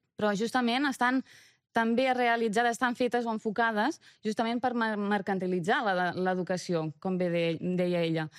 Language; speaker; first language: Catalan; early bilingual, other home language; Romanian